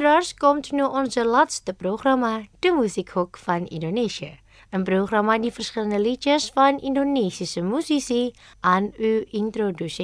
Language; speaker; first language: Dutch; non-native, fluent; Indonesian